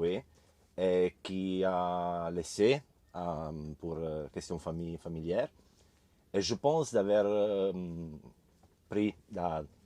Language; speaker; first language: French; non-native, learner; Italian